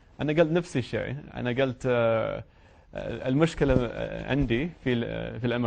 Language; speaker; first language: Arabic; non-native, learner; English